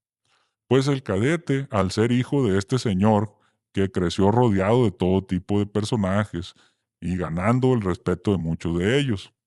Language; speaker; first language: Spanish; native; Spanish